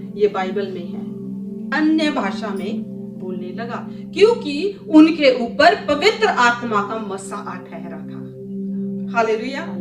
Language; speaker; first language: Hindi; native; Hindi